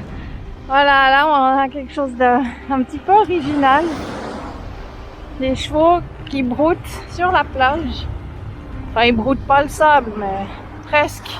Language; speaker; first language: French; native; French